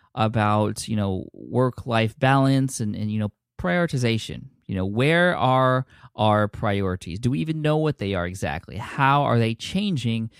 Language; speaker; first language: English; early bilingual, other home language; Filipino